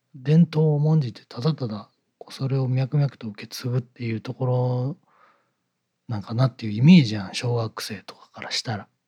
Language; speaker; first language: Japanese; native; Japanese